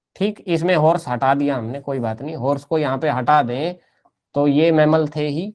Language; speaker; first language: Hindi; native; Hindi